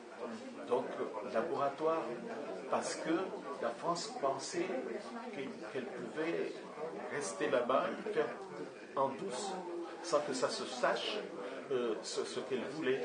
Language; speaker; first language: French; non-native, local second language; Comorian